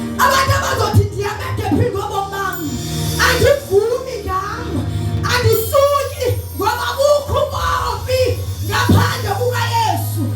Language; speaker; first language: Zulu; non-native, local second language; Xhosa